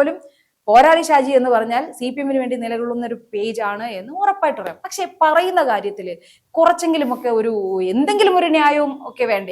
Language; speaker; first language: Malayalam; native; Malayalam